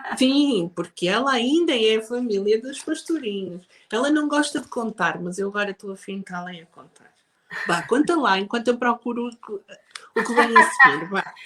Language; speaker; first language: Portuguese; native; Portuguese